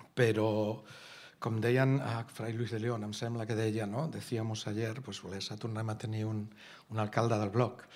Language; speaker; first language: Catalan; non-native, local second language; Spanish